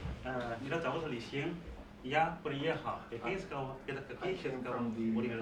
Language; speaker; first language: Russian; non-native, learner; Chinese